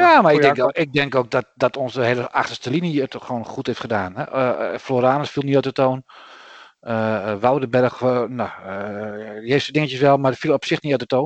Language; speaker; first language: Dutch; native; Dutch